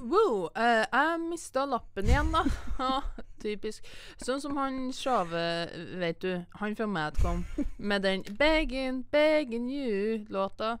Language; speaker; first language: Norwegian; native; Norwegian